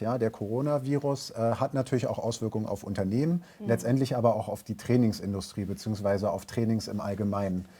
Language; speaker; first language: German; native; German